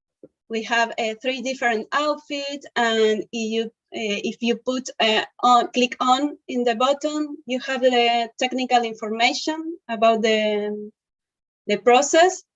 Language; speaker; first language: English; non-native, learner; Spanish